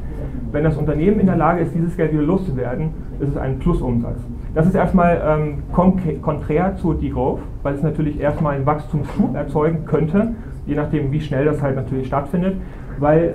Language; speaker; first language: German; native; German